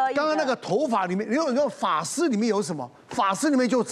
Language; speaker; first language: Chinese; native; Chinese